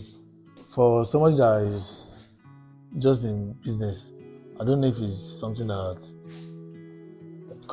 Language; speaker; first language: English; non-native, local second language; Yoruba